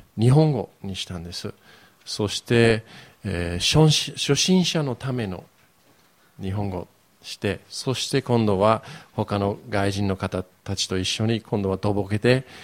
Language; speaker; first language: Japanese; non-native, learner; English